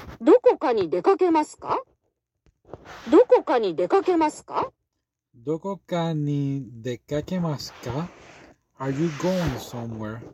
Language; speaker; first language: Japanese; non-native, learner; English